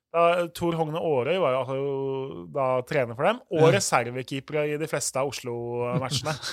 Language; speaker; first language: Norwegian; native; Norwegian